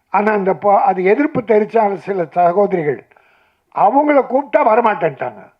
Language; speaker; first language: Tamil; native; Tamil